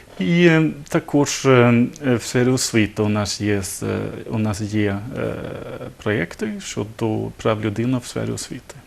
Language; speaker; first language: Ukrainian; non-native, learner; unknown